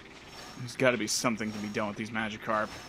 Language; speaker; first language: English; native; English